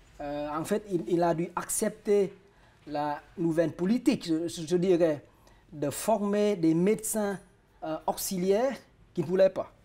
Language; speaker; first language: French; non-native, fluent; Vietnamese